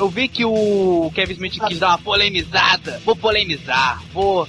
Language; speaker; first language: Portuguese; native; Portuguese